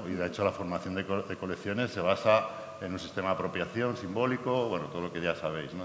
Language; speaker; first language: Spanish; native; Spanish